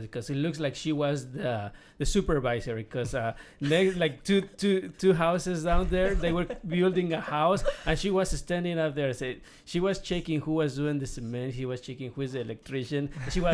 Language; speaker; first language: English; non-native, learner; Spanish